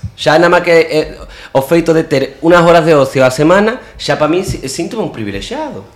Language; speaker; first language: Galician; non-native, local second language; Spanish